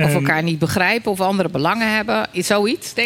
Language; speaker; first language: Dutch; native; Dutch